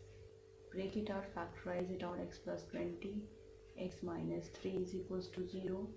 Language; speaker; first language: English; non-native, local second language; Hindi